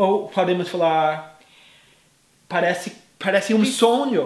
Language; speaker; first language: Portuguese; non-native, fluent; English